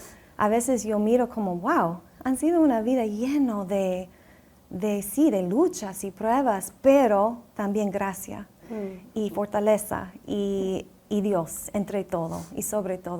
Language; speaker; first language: Spanish; non-native, fluent; English